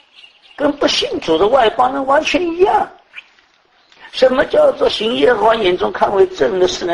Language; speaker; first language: Chinese; native; Chinese